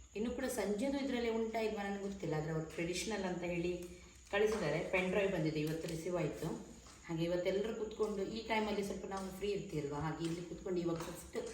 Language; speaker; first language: Kannada; native; Kannada